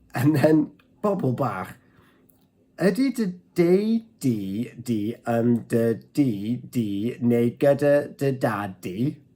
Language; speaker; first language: Welsh; non-native, learner; English